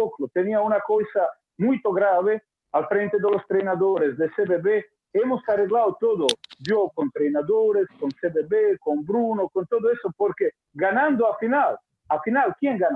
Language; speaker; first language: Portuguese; non-native, learner; Croatian